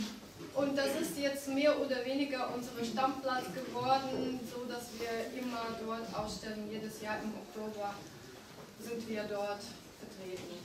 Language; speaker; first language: German; non-native, fluent; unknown